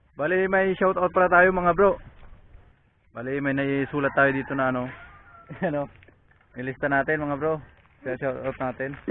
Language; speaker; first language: Filipino; non-native, local second language; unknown